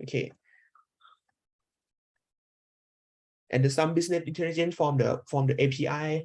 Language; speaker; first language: English; non-native, learner; Thai